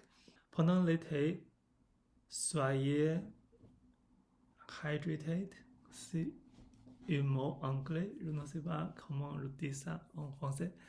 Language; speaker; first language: French; non-native, learner; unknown